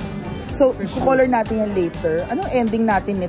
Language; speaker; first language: Filipino; native; Filipino